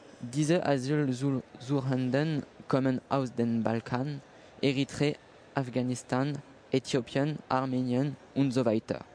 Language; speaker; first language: German; non-native, learner; French